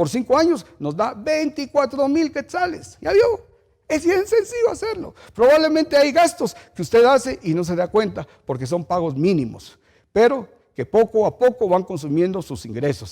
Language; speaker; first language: Spanish; native; Spanish